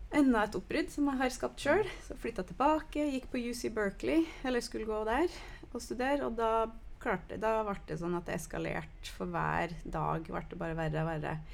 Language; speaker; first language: Norwegian; non-native, fluent; English